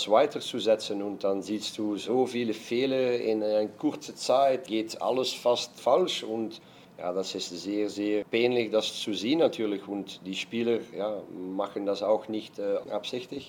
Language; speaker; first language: German; non-native, fluent; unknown